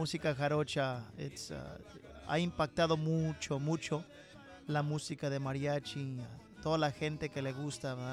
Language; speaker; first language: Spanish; early bilingual, heritage; Spanish